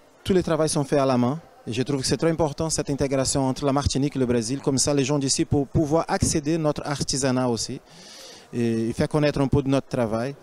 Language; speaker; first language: French; non-native, learner; Portuguese